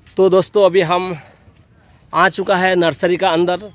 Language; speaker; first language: Hindi; non-native, local second language; Assamese